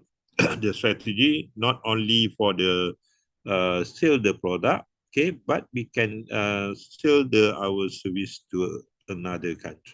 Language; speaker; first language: English; non-native, local second language; Malay